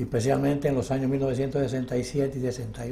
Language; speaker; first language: Spanish; native; Spanish